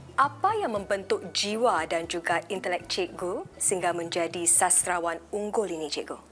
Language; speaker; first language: Malay; native; Malay